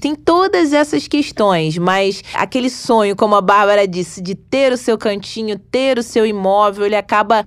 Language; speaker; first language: Portuguese; native; Portuguese